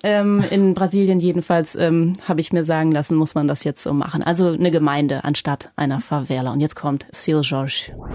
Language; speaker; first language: German; native; German